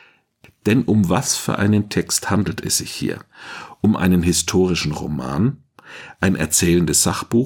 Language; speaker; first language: German; native; German